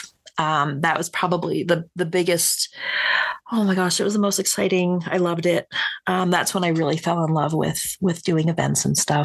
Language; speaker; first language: English; native; English